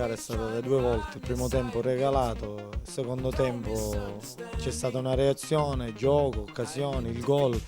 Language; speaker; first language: Italian; native; Italian